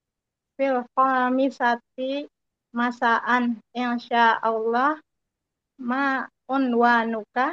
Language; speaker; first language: Arabic; non-native, learner; Indonesian